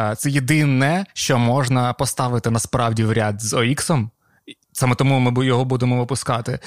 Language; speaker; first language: Ukrainian; non-native, local second language; Russian